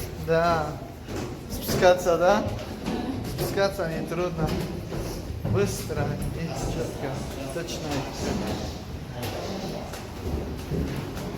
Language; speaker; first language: Russian; non-native, local second language; Tajik